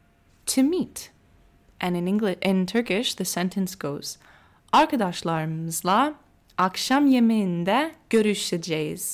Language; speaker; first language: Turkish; non-native, learner; English